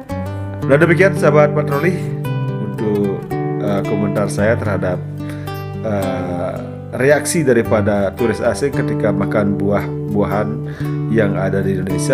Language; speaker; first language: Indonesian; native; Indonesian